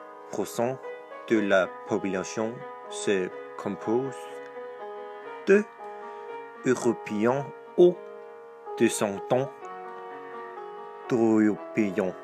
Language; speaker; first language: French; non-native, learner; Danish